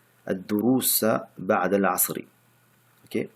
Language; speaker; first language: Arabic; non-native, fluent; French